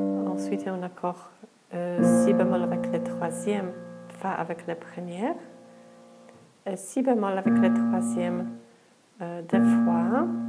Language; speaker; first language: French; non-native, fluent; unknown